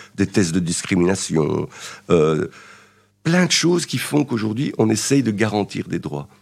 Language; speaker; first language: French; native; French